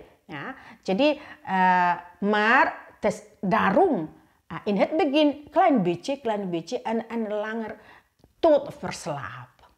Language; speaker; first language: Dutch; non-native, learner; Indonesian